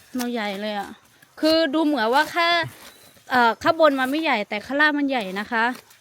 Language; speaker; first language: Thai; non-native, local second language; Lahu